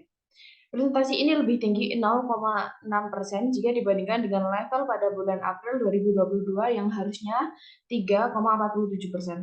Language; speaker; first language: Indonesian; native; Indonesian